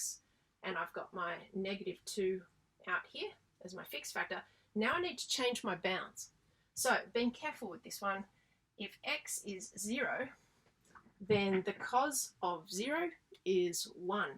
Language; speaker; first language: English; native; English